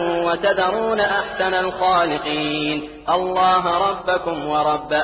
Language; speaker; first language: Arabic; native; Arabic